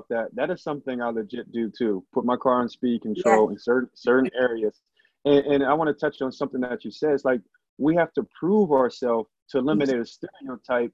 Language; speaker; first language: English; native; English